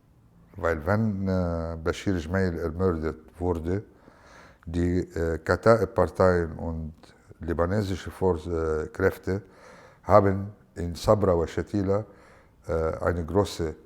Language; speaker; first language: German; non-native, fluent; Arabic